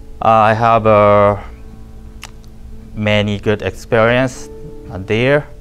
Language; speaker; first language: English; non-native, learner; Japanese